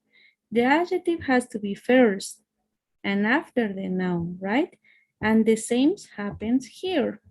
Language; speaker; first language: English; non-native, fluent; Spanish